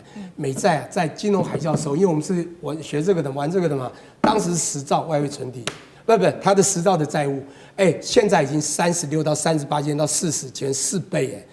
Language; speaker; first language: Chinese; native; Chinese